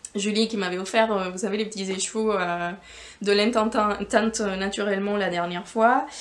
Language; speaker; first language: French; non-native, fluent; Spanish